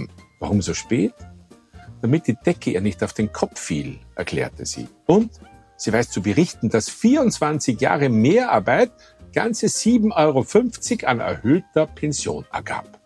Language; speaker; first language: German; native; German